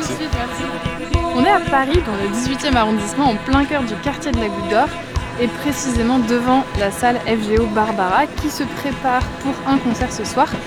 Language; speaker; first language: French; native; French